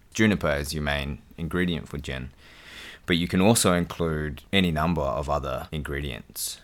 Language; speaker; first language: English; native; English